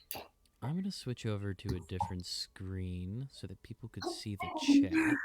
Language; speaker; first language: English; native; English